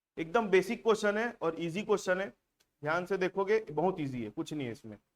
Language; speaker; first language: Hindi; native; Hindi